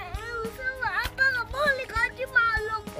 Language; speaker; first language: Korean; early bilingual, heritage; Korean